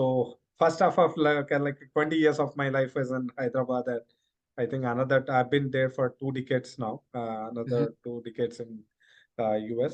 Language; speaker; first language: English; non-native, local second language; Telugu